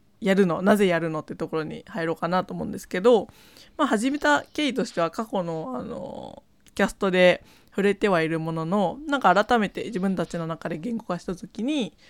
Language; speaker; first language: Japanese; non-native, fluent; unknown